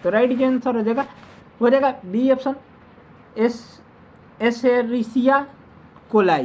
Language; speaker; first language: Hindi; native; Hindi